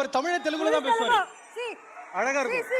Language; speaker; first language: Tamil; native; Tamil